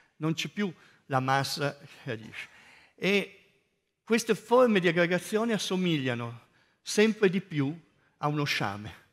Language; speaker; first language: Italian; native; Italian